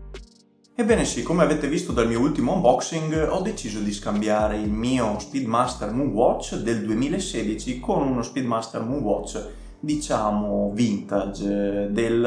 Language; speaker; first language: Italian; native; Italian